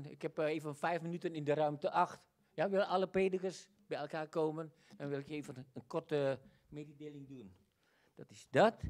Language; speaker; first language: Dutch; non-native, fluent; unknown